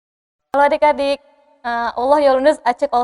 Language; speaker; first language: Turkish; non-native, learner; Indonesian